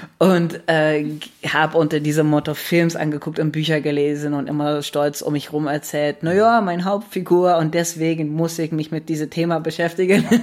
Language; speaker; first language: German; non-native, fluent; Dutch